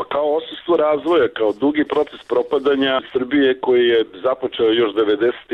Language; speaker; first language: Serbian; native; Serbian